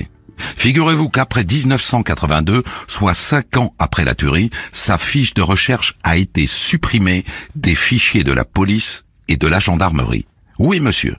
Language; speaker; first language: French; native; French